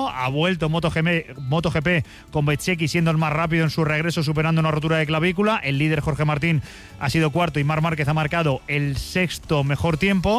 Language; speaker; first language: Spanish; native; Spanish